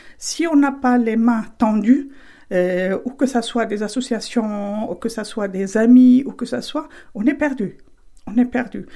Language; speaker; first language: French; non-native, fluent; Spanish